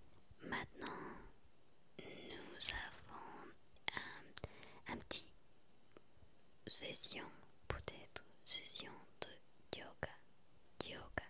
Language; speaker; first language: French; non-native, learner; Spanish